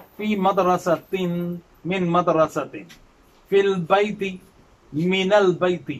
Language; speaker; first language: Arabic; non-native, fluent; Burmese